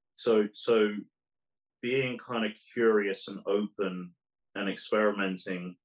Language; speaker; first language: English; early bilingual, other home language; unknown